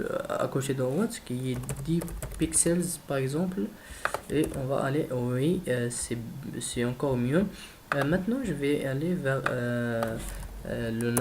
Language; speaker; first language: French; non-native, learner; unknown